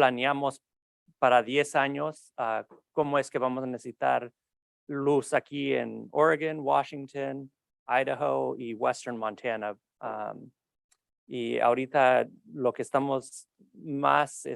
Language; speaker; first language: Spanish; early bilingual, heritage; Spanish